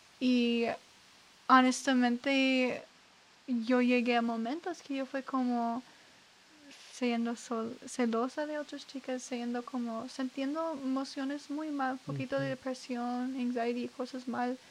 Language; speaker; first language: Spanish; non-native, learner; English